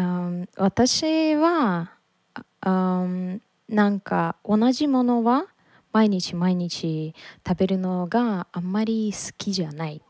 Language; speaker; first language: Japanese; non-native, learner; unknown